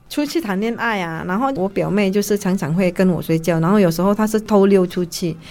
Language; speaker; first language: Chinese; non-native, fluent; Indonesian